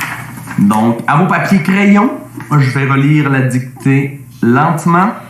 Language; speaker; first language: French; native; French